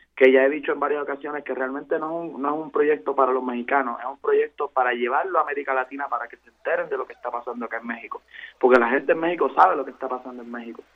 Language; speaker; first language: Spanish; native; Spanish